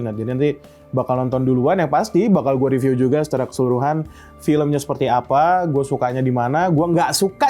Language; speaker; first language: Indonesian; native; Indonesian